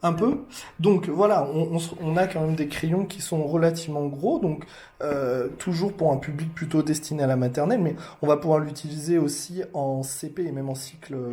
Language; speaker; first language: French; native; French